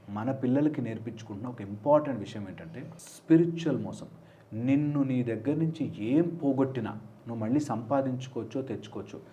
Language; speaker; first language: Telugu; native; Telugu